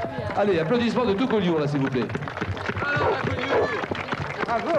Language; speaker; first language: French; native; French